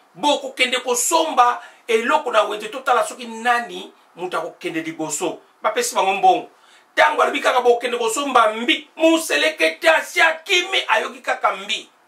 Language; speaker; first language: Lingala; non-native, local second language; Kongo